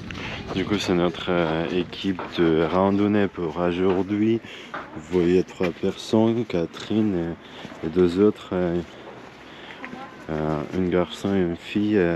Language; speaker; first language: French; non-native, learner; Russian